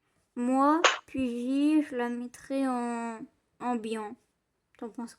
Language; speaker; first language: French; native; French